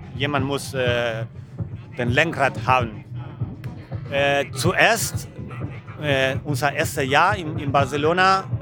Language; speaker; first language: German; non-native, learner; Spanish